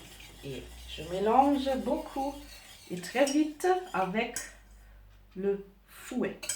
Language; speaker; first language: French; non-native, learner; German